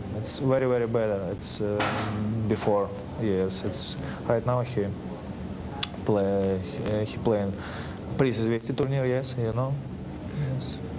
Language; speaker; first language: English; non-native, learner; Russian